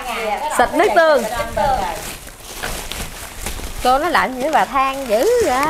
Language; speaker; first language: Vietnamese; native; Vietnamese